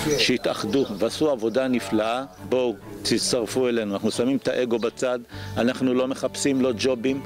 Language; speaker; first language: Hebrew; native; Hebrew